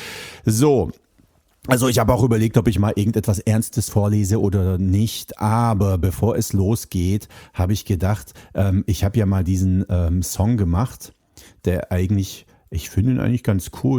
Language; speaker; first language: German; native; German